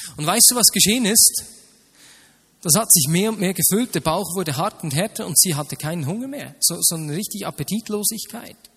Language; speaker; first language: German; native; German